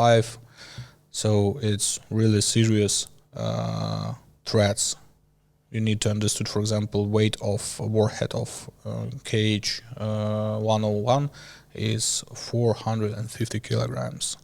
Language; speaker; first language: English; non-native, learner; Ukrainian